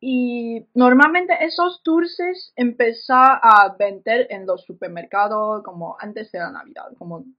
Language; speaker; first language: Spanish; non-native, fluent; Chinese